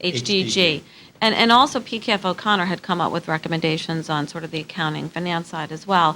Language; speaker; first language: English; native; English